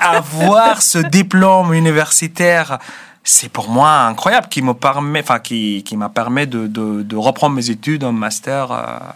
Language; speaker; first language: French; non-native, fluent; Arabic